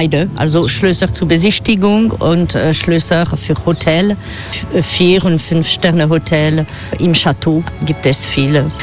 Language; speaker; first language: German; non-native, fluent; French